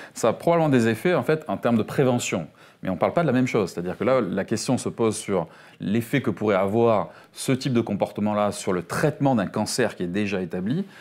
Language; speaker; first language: French; native; French